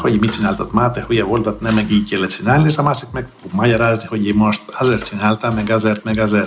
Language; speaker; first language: Hungarian; non-native, fluent; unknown